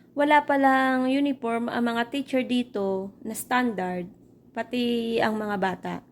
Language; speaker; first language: Filipino; native; Filipino